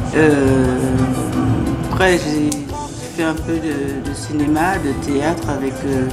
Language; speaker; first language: French; native; French